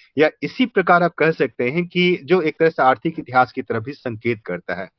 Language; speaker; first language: Hindi; native; Hindi